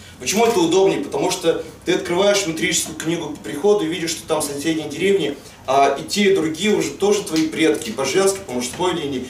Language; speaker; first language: Russian; native; Russian